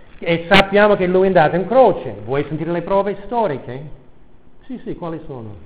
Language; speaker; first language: Italian; non-native, fluent; English